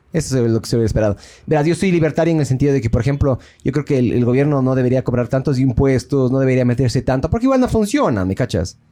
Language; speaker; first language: Spanish; native; Spanish